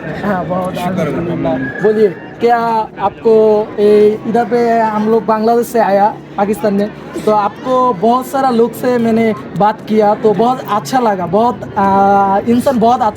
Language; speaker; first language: Hindi; non-native, learner; Bangla